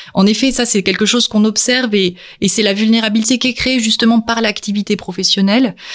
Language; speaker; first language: French; native; French